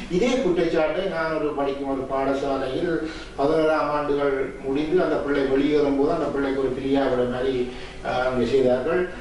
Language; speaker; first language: Tamil; native; Tamil